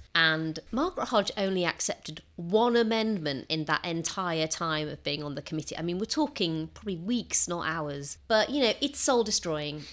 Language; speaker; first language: English; native; English